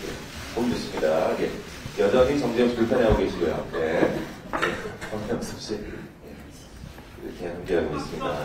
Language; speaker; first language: Korean; native; Korean